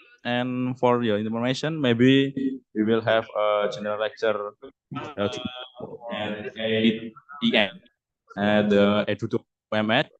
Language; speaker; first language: English; non-native, learner; Indonesian